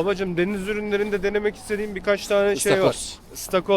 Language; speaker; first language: Turkish; native; Turkish